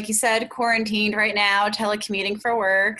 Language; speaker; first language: English; native; English